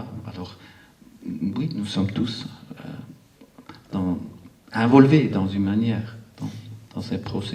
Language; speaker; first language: French; non-native, local second language; Arabic